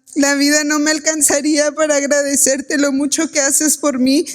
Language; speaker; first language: Spanish; early bilingual, other home language; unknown